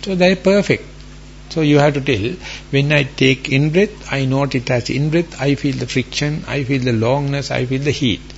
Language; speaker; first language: English; non-native, local second language; Sinhala